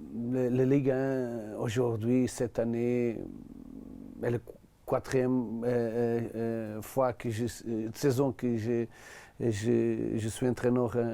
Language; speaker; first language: French; non-native, learner; Portuguese